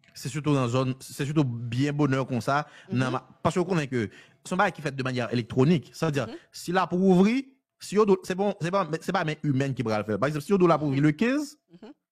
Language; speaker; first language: French; non-native, local second language; Haitian Creole